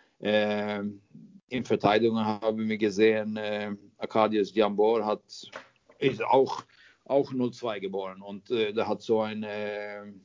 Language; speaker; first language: German; non-native, fluent; Swedish